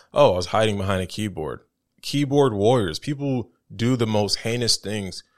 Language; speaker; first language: English; native; English